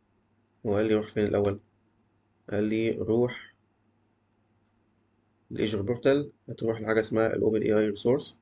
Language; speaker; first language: Arabic; native; Arabic